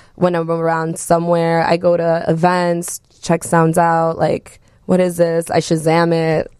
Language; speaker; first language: English; early bilingual, other home language; Spanish